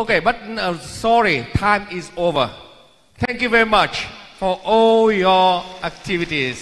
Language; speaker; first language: English; non-native, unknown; Vietnamese